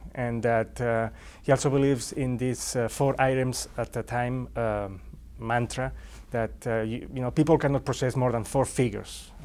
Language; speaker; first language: English; non-native, fluent; Spanish